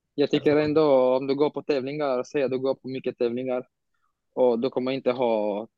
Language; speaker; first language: Swedish; non-native, fluent; Romanian